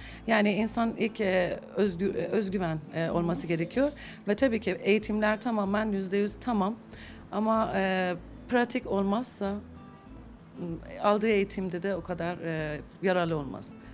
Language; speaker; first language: Turkish; non-native, fluent; Persian